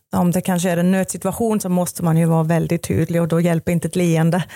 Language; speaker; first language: Swedish; non-native, fluent; German